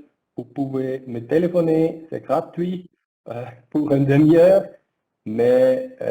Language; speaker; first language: French; non-native, learner; German